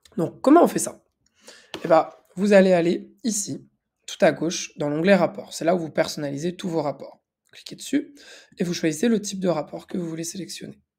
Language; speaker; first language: French; native; French